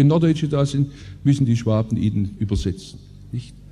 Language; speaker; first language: German; native; German